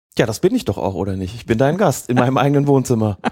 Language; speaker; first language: German; native; German